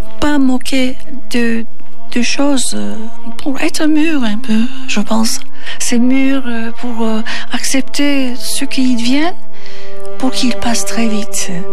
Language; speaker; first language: French; non-native, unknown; Turkish